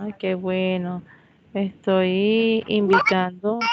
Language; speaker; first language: Spanish; native; Spanish